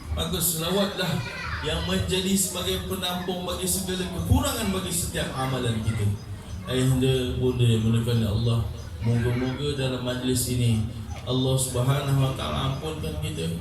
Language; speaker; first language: Malay; native; Malay